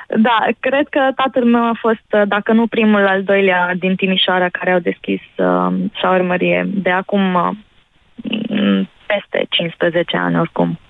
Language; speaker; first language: Romanian; early bilingual, other home language; Arabic